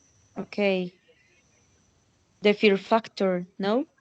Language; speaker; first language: English; non-native, learner; Spanish